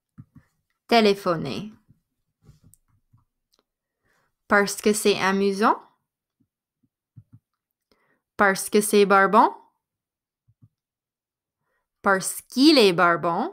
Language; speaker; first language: French; non-native, fluent; English